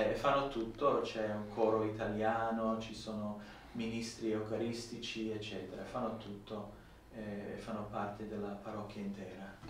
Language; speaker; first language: Italian; non-native, fluent; English